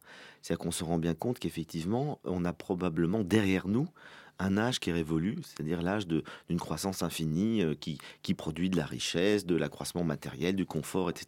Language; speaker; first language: French; native; French